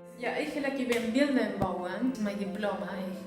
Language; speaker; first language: Dutch; non-native, learner; Spanish